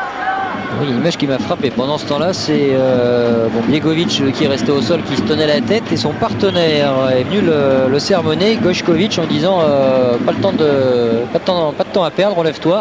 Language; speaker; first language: French; native; French